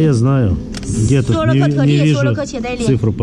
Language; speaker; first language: Russian; native; Russian